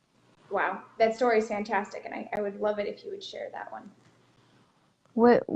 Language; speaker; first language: English; native; English